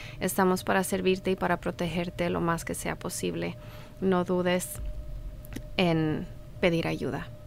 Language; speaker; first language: Spanish; early bilingual, heritage; Spanish